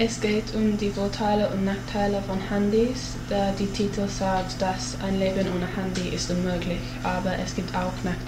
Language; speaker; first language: German; non-native, learner; English